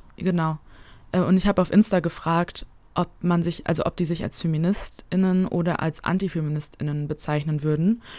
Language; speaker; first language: German; native; German